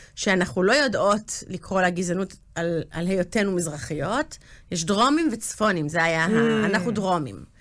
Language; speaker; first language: Hebrew; early bilingual, other home language; English